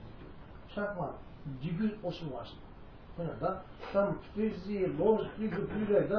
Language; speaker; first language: Russian; non-native, learner; Tibetan